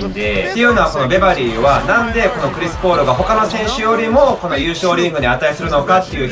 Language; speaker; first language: Japanese; native; Japanese